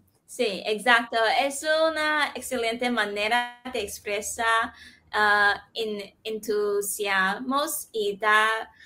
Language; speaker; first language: Spanish; non-native, fluent; Chinese